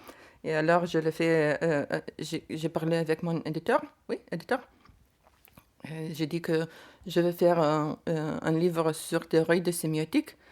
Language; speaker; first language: French; non-native, learner; Lithuanian